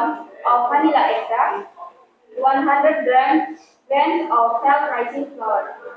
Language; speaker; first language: English; non-native, learner; Indonesian